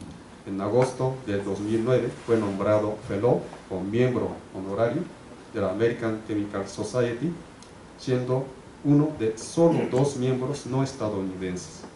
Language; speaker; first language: Spanish; native; Spanish